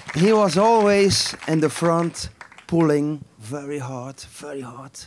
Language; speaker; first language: English; non-native, fluent; Dutch